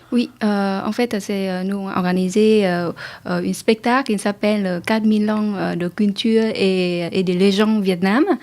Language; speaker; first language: French; non-native, learner; Vietnamese